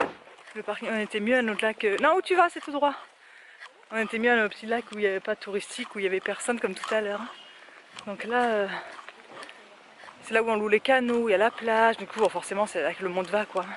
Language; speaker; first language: French; native; French